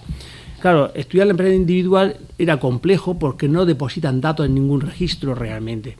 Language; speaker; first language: Spanish; native; Spanish